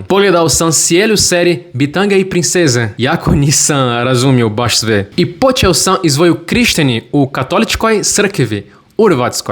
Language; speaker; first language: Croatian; non-native, learner; Portuguese